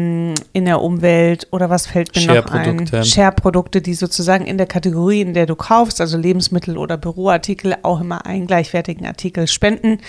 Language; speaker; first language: German; native; German